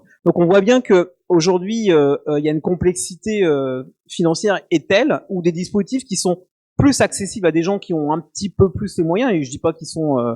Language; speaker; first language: French; native; French